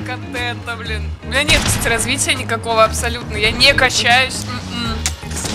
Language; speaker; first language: Russian; native; Russian